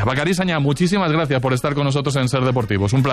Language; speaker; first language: Spanish; native; Spanish